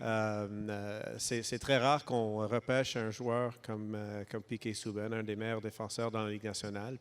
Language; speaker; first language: French; non-native, local second language; English